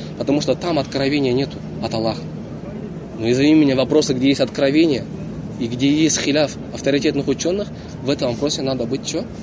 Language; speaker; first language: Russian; non-native, local second language; Kazakh